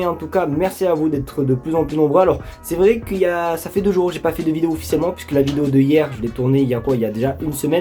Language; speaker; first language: French; native; French